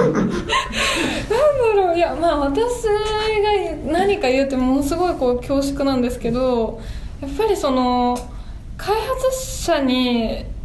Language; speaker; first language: Japanese; native; Japanese